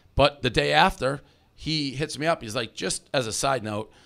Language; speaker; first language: English; native; English